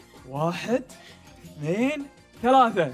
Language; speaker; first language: Arabic; native; Arabic